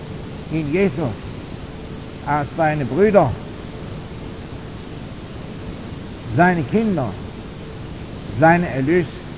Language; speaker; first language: German; non-native, fluent; English